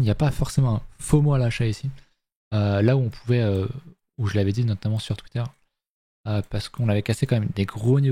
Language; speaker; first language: French; native; French